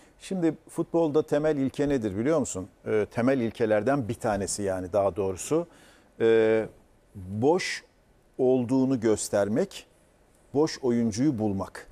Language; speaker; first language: Turkish; native; Turkish